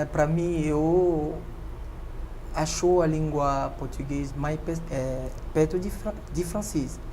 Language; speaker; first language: Portuguese; non-native, fluent; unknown